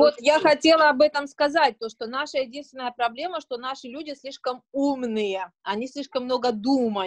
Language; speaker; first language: Russian; native; Russian